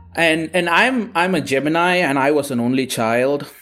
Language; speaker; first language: English; non-native, local second language; Tamil